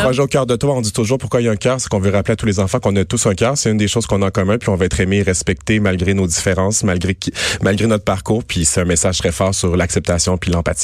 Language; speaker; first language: French; native; French